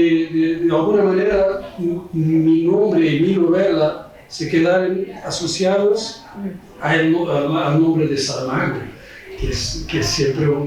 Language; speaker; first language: Spanish; non-native, fluent; Portuguese